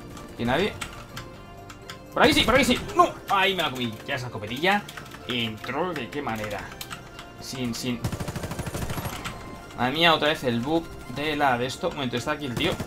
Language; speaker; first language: Spanish; native; Spanish